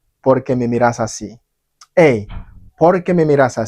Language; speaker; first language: Spanish; non-native, fluent; Haitian Creole